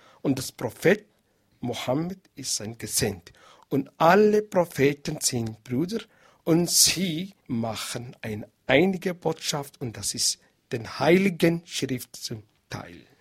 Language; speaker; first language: German; non-native, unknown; Arabic